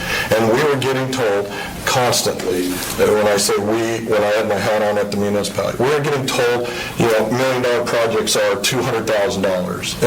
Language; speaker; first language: English; native; English